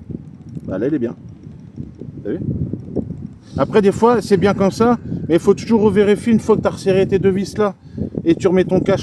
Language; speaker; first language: French; native; French